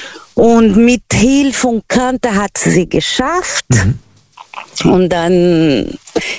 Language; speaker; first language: German; non-native, local second language; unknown